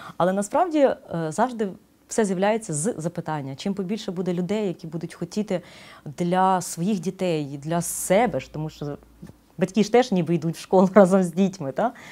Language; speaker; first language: Ukrainian; native; Ukrainian